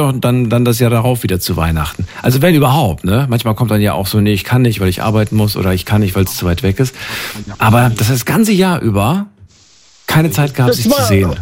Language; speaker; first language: German; native; German